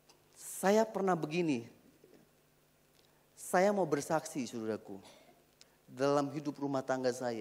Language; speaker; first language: Indonesian; native; Indonesian